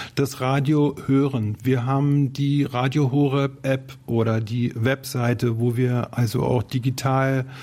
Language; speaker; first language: German; native; German